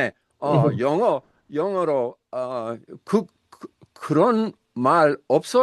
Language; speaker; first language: Korean; non-native, learner; English